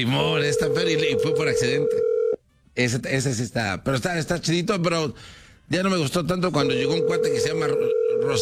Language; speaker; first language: Spanish; native; Spanish